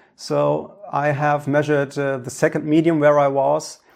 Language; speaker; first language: English; non-native, fluent; German